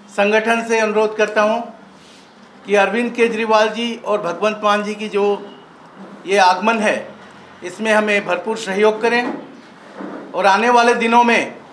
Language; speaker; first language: Hindi; non-native, local second language; Assamese